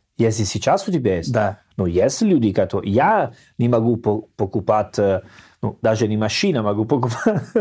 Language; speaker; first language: Russian; non-native, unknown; Italian